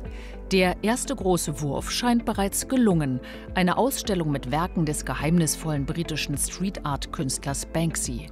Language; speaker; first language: German; native; German